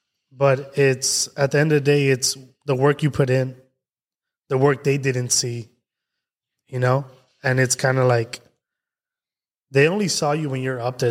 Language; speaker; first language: English; early bilingual, other home language; Spanish